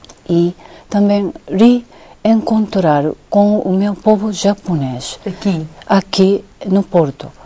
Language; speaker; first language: Portuguese; non-native, fluent; Japanese